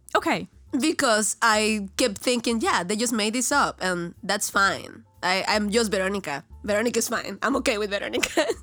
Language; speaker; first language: English; non-native, fluent; Spanish